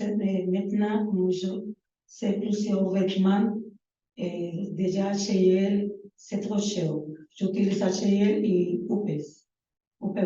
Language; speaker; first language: French; non-native, learner; Spanish